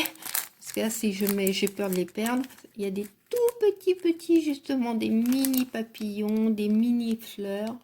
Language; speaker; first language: French; native; French